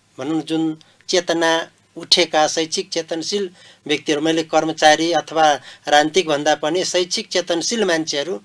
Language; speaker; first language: Nepali; non-native, local second language; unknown